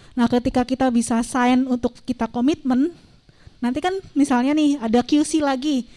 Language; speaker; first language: Indonesian; native; Indonesian